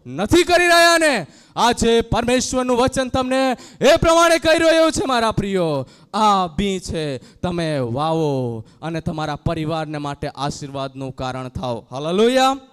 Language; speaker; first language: Gujarati; non-native, local second language; Gamit